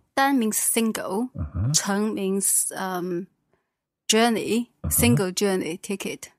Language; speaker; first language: English; non-native, fluent; Chinese